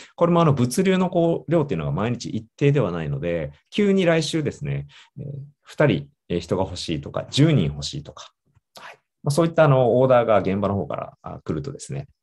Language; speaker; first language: Japanese; native; Japanese